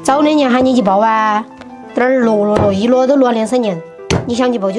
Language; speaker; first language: Chinese; native; Chinese